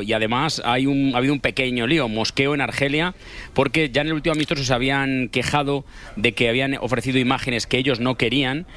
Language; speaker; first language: Spanish; native; Spanish